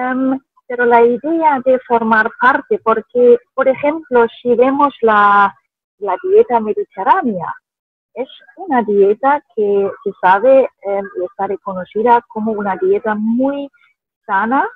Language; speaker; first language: Spanish; non-native, fluent; German